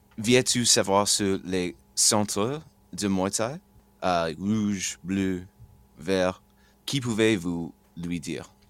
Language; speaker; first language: French; non-native, learner; English